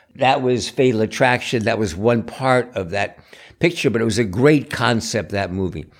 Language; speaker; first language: English; native; English